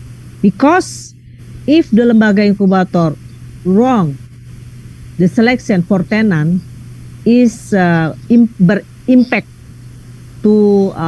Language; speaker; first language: English; non-native, learner; Indonesian